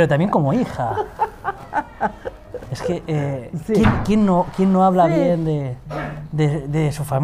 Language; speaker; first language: Spanish; native; Spanish